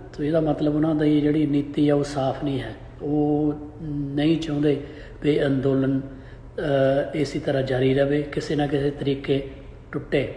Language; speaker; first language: Punjabi; early bilingual, heritage; Punjabi